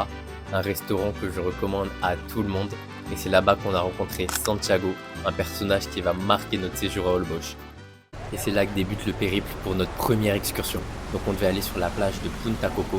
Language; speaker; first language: French; native; French